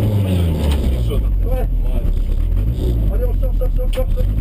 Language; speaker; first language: French; native; French